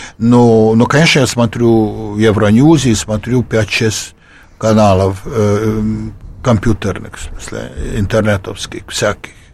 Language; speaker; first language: Russian; non-native, fluent; Hungarian